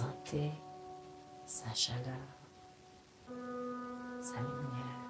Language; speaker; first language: French; non-native, fluent; English